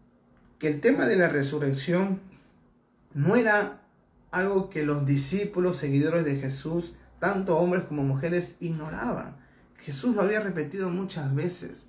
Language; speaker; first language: Spanish; native; Spanish